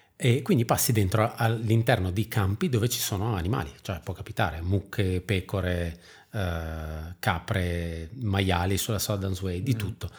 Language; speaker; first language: Italian; native; Italian